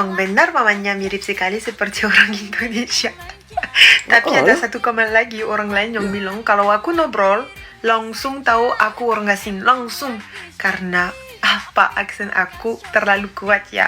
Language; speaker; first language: Indonesian; non-native, fluent; French